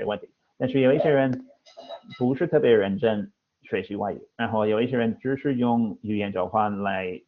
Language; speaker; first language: Chinese; non-native, fluent; English